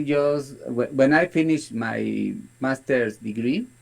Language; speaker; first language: English; non-native, learner; Spanish